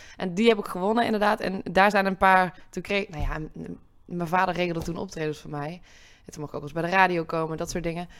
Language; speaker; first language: Dutch; native; Dutch